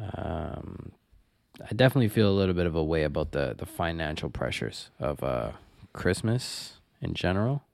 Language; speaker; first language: English; native; English